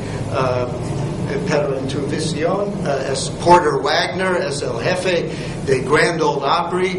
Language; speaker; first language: Spanish; non-native, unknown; English